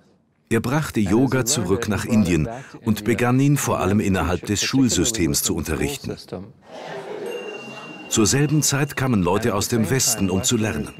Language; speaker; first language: German; native; German